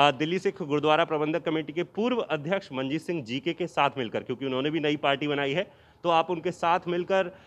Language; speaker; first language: Hindi; native; Hindi